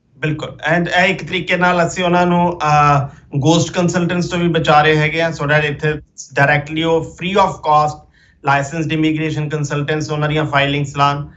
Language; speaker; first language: Punjabi; early bilingual, heritage; Punjabi